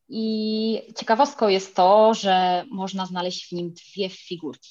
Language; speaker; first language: Polish; early bilingual, heritage; Spanish